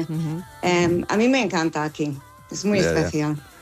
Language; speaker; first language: Spanish; non-native, fluent; English